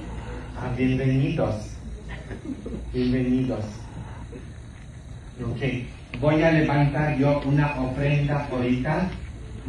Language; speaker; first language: Spanish; non-native, fluent; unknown